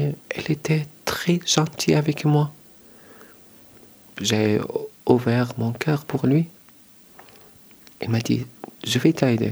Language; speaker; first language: French; non-native, learner; Arabic